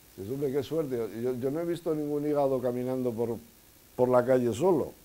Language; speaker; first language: Spanish; native; Spanish